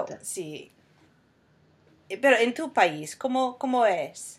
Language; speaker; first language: Spanish; non-native, fluent; English